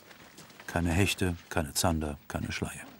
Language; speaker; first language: German; native; German